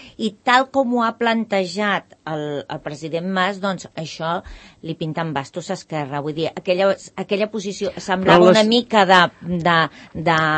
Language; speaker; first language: Catalan; native; Catalan